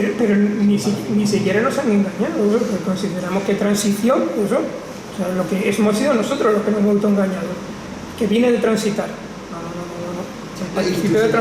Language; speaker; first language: Spanish; native; Spanish